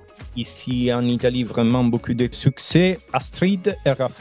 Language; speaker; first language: French; non-native, learner; Italian